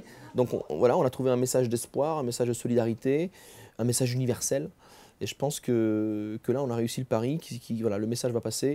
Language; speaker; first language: French; native; French